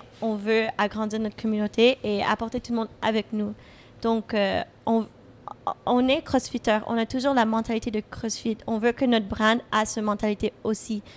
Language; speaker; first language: French; non-native, fluent; English